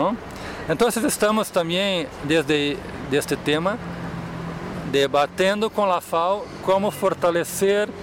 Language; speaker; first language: Spanish; non-native, fluent; Portuguese